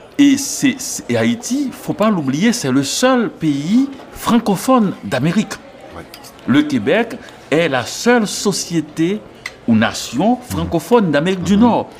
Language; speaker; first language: French; non-native, local second language; Haitian Creole